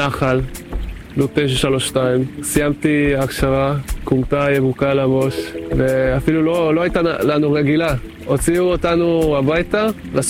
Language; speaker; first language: Hebrew; non-native, fluent; Hungarian